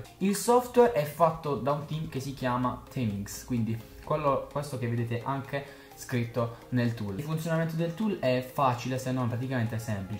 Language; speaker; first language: Italian; native; Italian